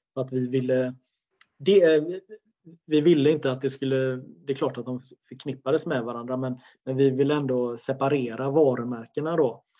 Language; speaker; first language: Swedish; native; Swedish